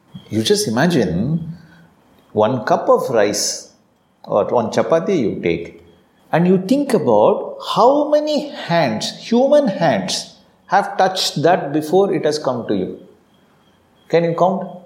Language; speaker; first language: English; non-native, local second language; Tamil